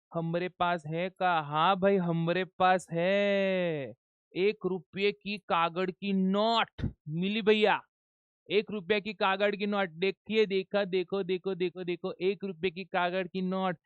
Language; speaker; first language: Hindi; non-native, local second language; Gujarati